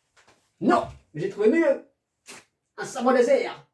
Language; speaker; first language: French; native; French